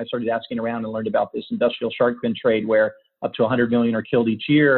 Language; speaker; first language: English; native; English